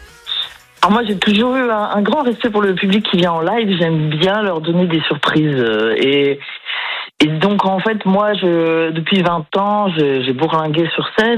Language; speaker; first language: French; native; French